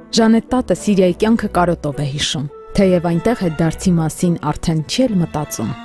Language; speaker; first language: Armenian; native; Armenian